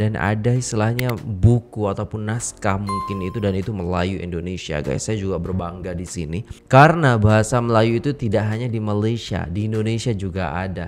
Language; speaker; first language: Indonesian; native; Indonesian